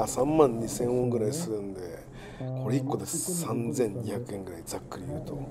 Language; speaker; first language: Japanese; native; Japanese